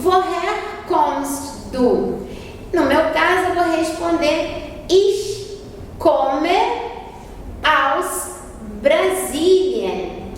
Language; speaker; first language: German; non-native, fluent; Portuguese